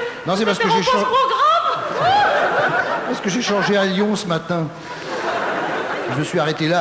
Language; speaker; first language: French; native; French